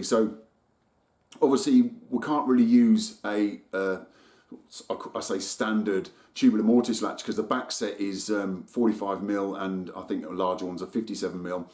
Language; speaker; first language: English; native; English